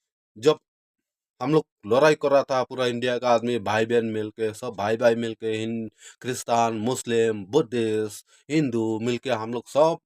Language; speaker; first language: Hindi; non-native, local second language; Khasi